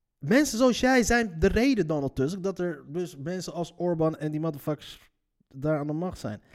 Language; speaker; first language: Dutch; early bilingual, other home language; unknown